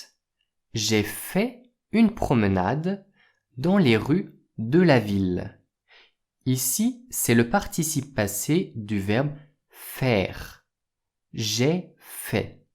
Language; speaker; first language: French; native; French